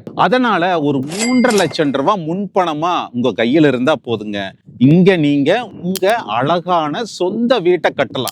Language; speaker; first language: Tamil; native; Tamil